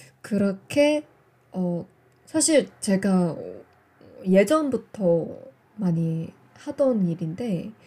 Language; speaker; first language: Korean; non-native, fluent; English